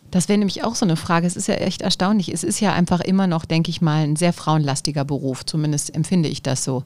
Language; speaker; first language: German; native; German